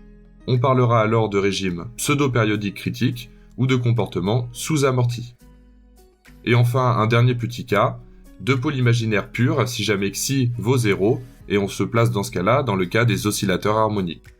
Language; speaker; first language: French; native; French